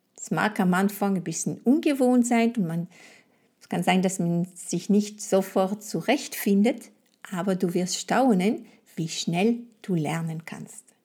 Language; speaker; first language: German; non-native, fluent; French